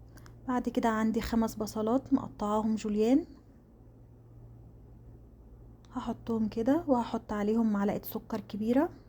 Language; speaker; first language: Arabic; native; Arabic